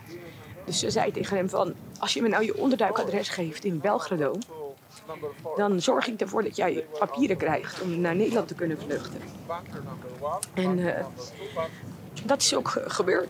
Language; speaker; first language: Dutch; early bilingual, other home language; Bosnian